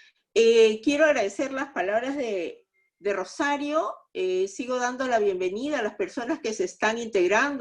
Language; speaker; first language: Spanish; native; Spanish